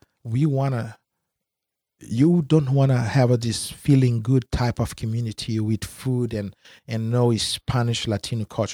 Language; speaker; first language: English; non-native, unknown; Spanish